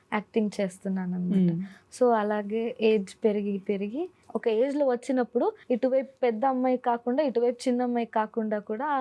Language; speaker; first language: Telugu; non-native, local second language; Kannada